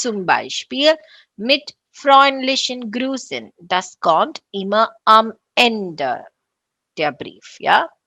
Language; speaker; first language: German; non-native, learner; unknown